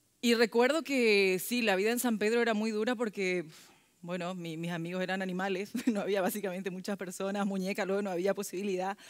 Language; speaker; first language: Spanish; early bilingual, other home language; Korean